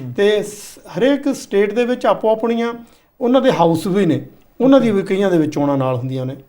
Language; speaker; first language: Punjabi; native; Punjabi